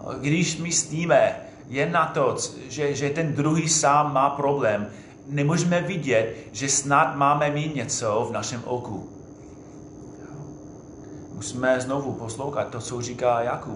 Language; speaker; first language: Czech; non-native, fluent; English